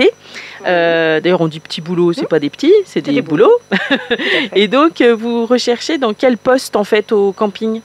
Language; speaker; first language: French; native; French